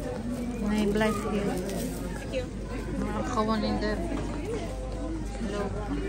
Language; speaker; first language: Dutch; non-native, learner; Filipino